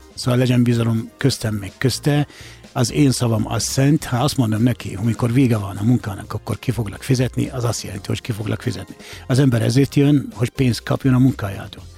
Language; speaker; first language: Hungarian; non-native, fluent; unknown